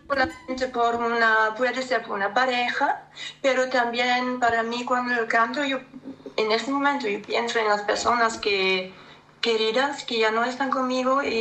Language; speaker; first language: Spanish; non-native, learner; German